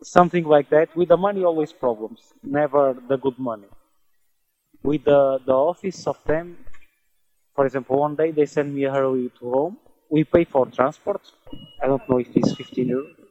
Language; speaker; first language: English; non-native, learner; Portuguese